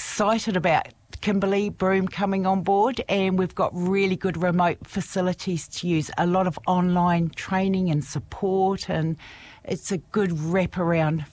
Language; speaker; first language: English; native; English